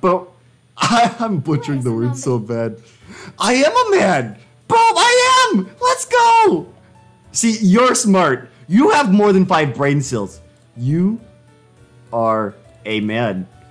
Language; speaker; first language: English; native; English